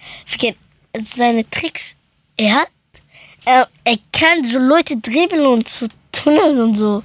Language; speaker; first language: German; early bilingual, other home language; Persian